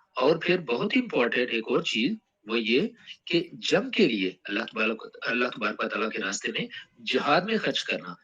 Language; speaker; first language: Urdu; non-native, local second language; Punjabi